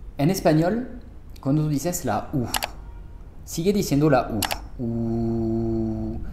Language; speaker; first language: Spanish; non-native, fluent; French